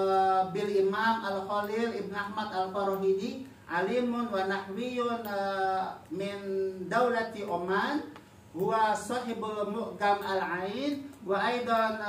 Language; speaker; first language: Arabic; non-native, fluent; Indonesian